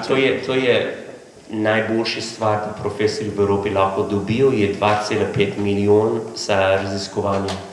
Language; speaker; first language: Slovenian; non-native, learner; English